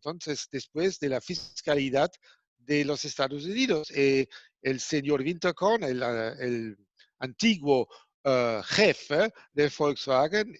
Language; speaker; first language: Spanish; non-native, fluent; German